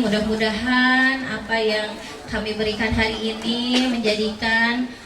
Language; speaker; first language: Indonesian; native; Indonesian